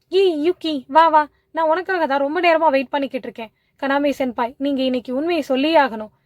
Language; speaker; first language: Tamil; native; Tamil